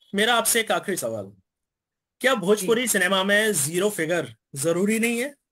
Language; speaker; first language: Hindi; native; Hindi